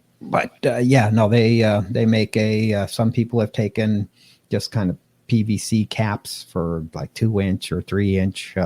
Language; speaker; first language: English; native; English